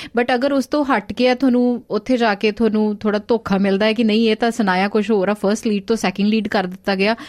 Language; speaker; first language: Punjabi; early bilingual, heritage; Punjabi